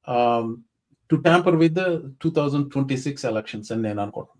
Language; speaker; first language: English; non-native, local second language; Telugu